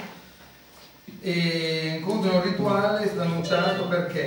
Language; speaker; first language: Italian; native; Italian